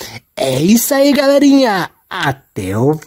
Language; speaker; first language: Portuguese; native; Portuguese